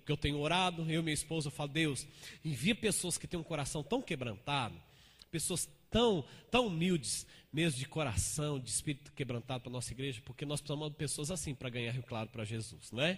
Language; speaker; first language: Portuguese; native; Portuguese